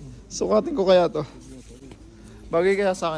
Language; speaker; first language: Filipino; native; Filipino